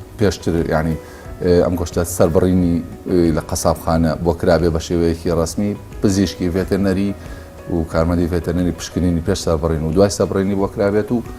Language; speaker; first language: Central Kurdish; native; Central Kurdish